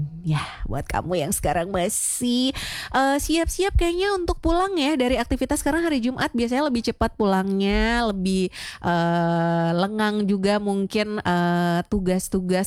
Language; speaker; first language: Indonesian; native; Indonesian